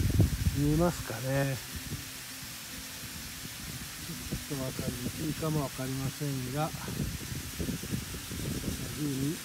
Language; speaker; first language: Japanese; native; Japanese